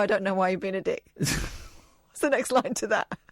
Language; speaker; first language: English; native; English